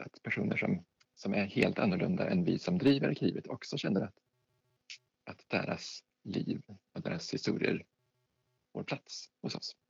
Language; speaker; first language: Swedish; native; Swedish